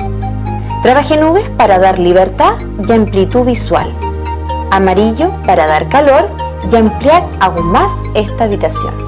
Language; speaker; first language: Spanish; native; Spanish